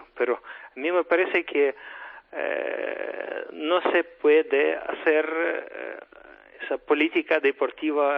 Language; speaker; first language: Spanish; non-native, fluent; Ukrainian